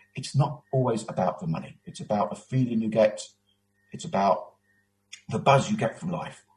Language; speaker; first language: English; native; English